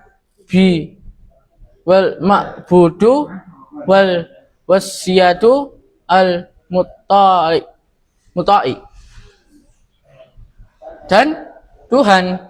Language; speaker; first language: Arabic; non-native, fluent; Indonesian